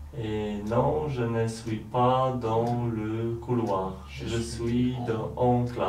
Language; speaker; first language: French; non-native, learner; Polish